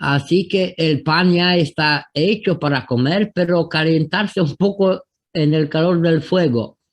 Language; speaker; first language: Spanish; non-native, fluent; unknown